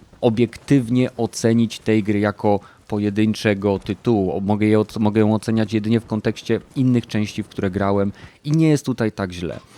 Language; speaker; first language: Polish; native; Polish